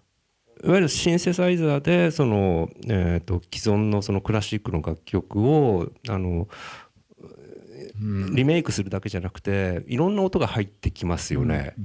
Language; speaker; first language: Japanese; native; Japanese